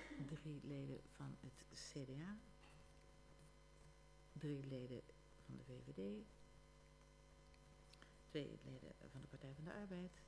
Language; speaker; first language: Dutch; native; Dutch